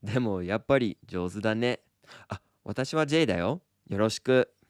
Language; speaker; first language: Japanese; non-native, fluent; English